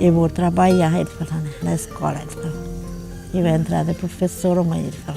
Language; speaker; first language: Portuguese; non-native, local second language; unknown